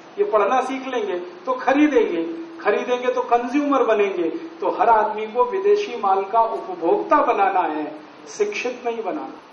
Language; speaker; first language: Hindi; native; Hindi